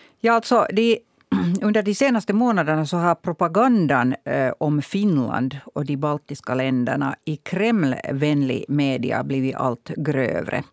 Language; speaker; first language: Swedish; native; Swedish